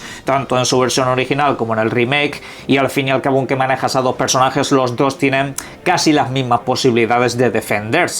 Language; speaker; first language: Spanish; native; Spanish